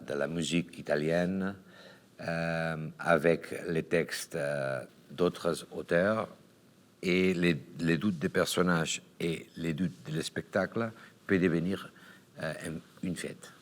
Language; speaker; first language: French; non-native, learner; Catalan